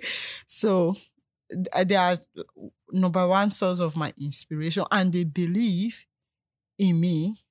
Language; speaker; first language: English; non-native, local second language; Yoruba